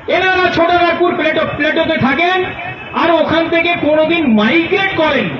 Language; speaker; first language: Bangla; non-native, local second language; Hindi